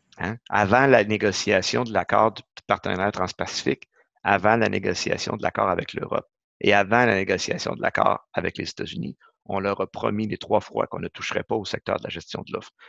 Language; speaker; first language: French; native; French